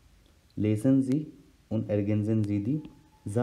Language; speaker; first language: German; non-native, learner; Hindi